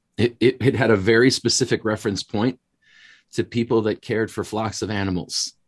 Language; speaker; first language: English; native; English